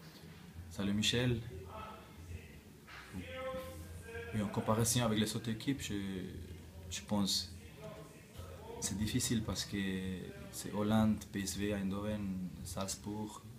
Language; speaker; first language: French; non-native, local second language; German